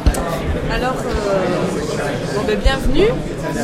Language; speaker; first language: French; native; French